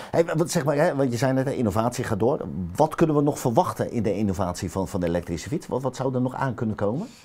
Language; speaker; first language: Dutch; native; Dutch